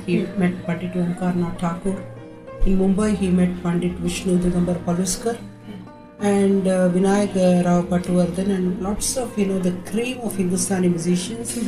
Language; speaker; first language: English; non-native, local second language; Tamil